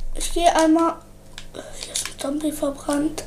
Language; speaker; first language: German; native; German